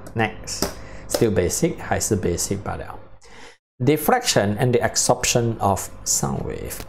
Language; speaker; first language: English; non-native, local second language; Chinese